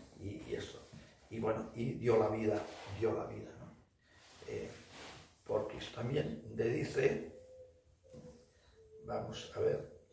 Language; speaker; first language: Spanish; native; Spanish